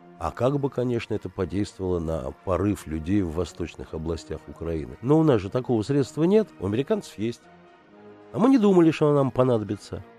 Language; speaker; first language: Russian; native; Russian